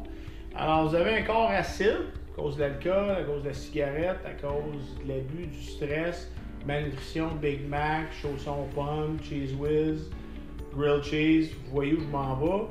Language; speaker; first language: French; native; French